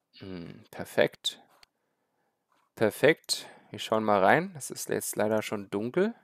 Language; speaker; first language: German; native; German